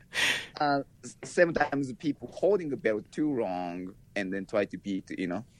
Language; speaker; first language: English; non-native, learner; Japanese